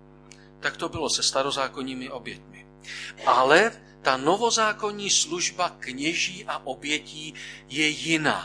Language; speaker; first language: Czech; native; Czech